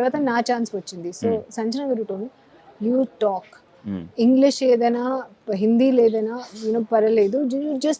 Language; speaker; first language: Telugu; non-native, learner; Hindi